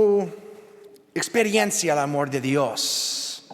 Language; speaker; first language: Spanish; non-native, learner; English